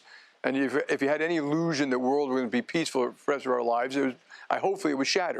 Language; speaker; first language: English; native; English